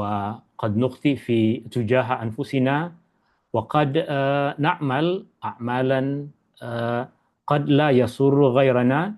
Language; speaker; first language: Arabic; non-native, fluent; Malay